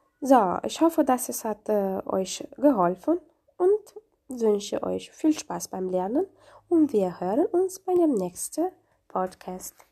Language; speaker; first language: German; non-native, fluent; Romanian